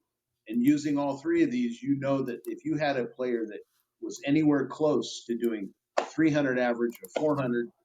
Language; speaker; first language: English; native; English